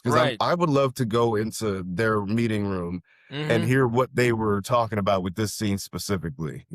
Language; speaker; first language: English; native; English